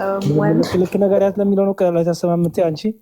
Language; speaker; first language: Amharic; native; Amharic